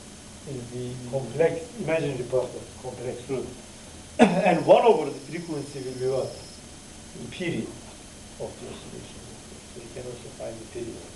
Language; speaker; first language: English; non-native, fluent; Turkish